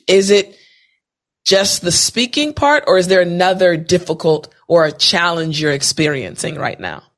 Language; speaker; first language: English; native; English